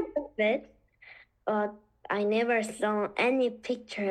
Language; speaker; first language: English; non-native, learner; Korean